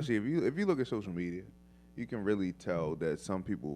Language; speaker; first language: English; native; English